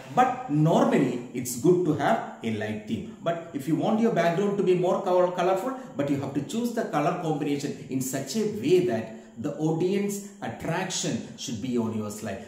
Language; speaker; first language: English; non-native, local second language; Malayalam